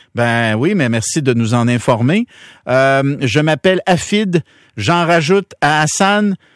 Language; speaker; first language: French; native; French